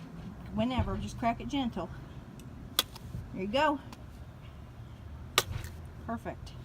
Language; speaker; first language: English; native; English